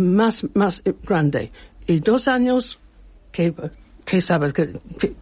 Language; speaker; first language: Spanish; non-native, learner; English